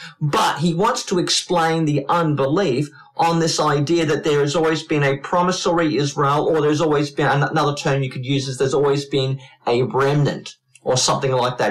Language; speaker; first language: English; native; English